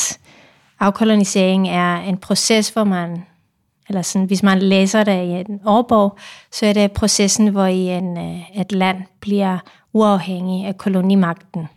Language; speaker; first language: Danish; non-native, fluent; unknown